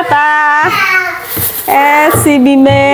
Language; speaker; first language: Portuguese; non-native, learner; Vietnamese